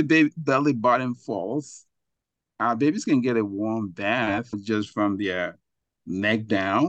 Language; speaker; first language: English; non-native, local second language; Igbo